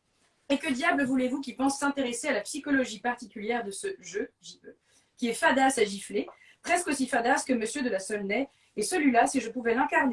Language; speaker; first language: French; native; French